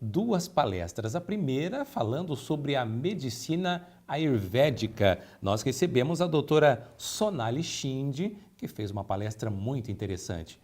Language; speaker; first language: Portuguese; native; Portuguese